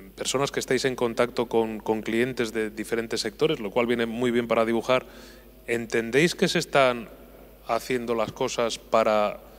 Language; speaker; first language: Spanish; native; Spanish